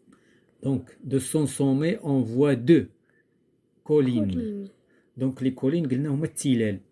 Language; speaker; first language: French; non-native, local second language; Arabic